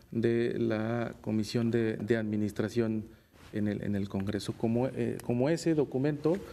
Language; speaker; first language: Spanish; native; Spanish